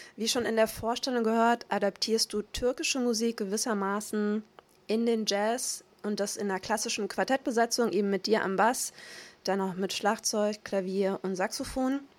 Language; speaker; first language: German; native; German